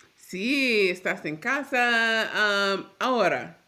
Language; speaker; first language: Spanish; non-native, learner; English